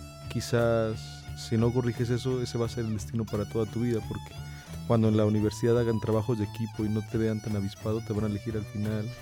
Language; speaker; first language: Spanish; native; Spanish